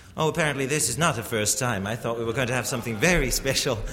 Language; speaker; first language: English; non-native, fluent; Dutch